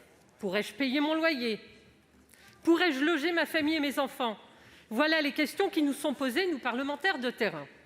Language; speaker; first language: French; native; French